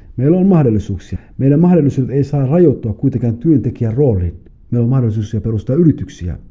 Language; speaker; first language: Finnish; early bilingual, other home language; Somali